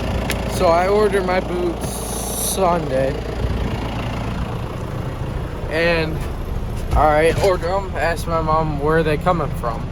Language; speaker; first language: English; native; English